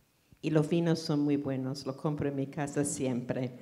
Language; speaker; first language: Spanish; non-native, fluent; English